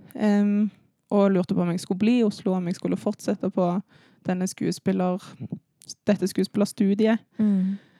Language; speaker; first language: Norwegian; native; Norwegian